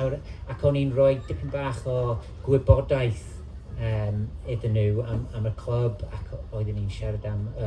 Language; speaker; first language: Welsh; non-native, local second language; English